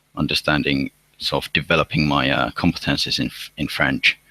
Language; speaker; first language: English; non-native, fluent; Finnish